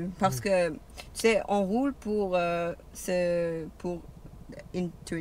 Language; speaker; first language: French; non-native, learner; English